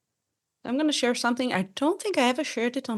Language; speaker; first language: English; non-native, fluent; Hebrew